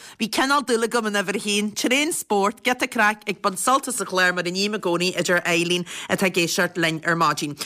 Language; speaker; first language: Irish; native; Irish